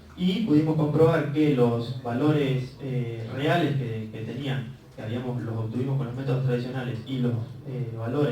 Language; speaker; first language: Spanish; native; Spanish